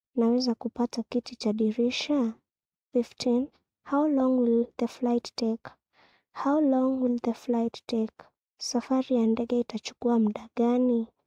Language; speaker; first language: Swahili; non-native, local second language; Kikuyu